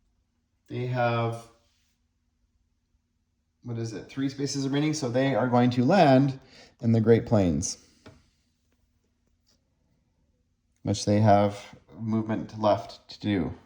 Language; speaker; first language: English; native; English